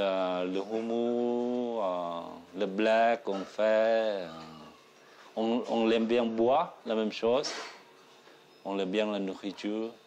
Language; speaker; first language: French; non-native, learner; Thai